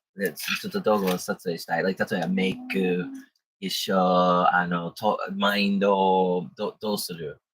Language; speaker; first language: Japanese; non-native, learner; English